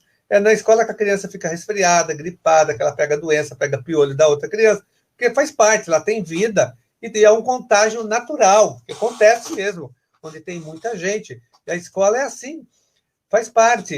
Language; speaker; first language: Portuguese; native; Portuguese